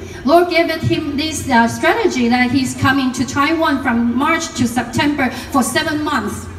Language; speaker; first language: English; non-native, fluent; Chinese